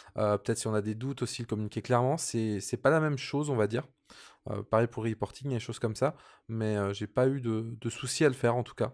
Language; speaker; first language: French; native; French